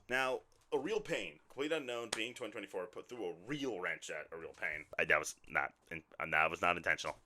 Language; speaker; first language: English; native; English